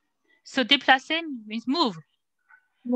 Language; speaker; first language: English; non-native, learner; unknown